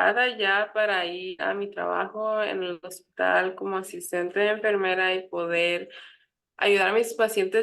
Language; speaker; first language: Spanish; early bilingual, heritage; Spanish